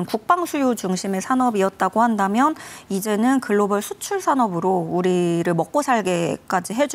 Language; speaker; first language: Korean; native; Korean